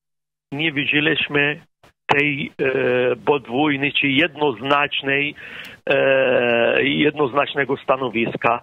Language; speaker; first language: Polish; non-native, fluent; Arabic